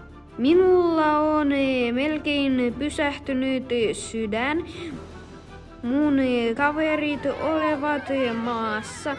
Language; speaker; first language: Finnish; non-native, learner; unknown